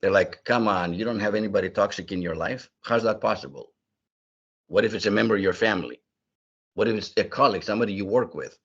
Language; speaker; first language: English; early bilingual, other home language; Greek